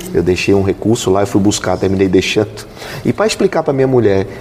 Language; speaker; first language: Portuguese; native; Portuguese